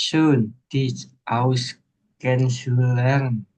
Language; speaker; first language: German; non-native, learner; Indonesian